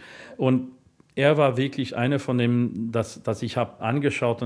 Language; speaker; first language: German; non-native, learner; English